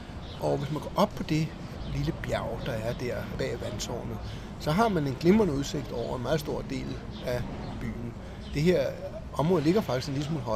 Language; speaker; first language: Danish; native; Danish